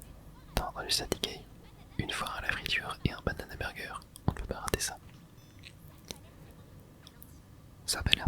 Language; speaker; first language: French; native; French